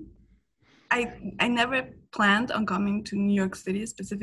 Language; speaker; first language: English; non-native, fluent; Spanish